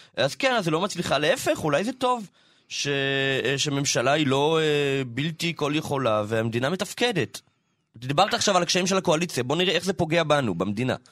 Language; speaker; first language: Hebrew; native; Hebrew